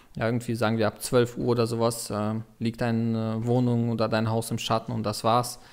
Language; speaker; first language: German; non-native, fluent; Russian